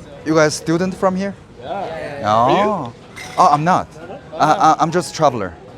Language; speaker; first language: English; non-native, learner; Korean